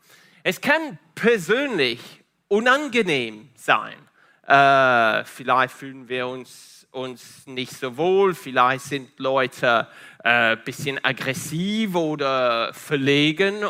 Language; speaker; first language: German; non-native, fluent; Italian